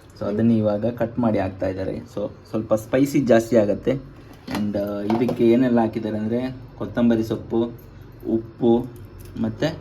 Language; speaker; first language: Kannada; non-native, local second language; Tulu